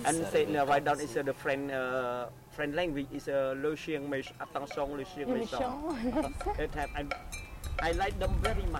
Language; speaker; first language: English; non-native, learner; Khmer